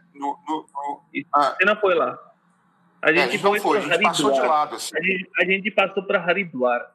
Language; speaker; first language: Portuguese; non-native, fluent; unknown